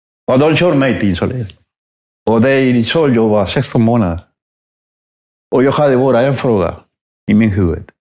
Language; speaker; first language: Swedish; non-native, fluent; Spanish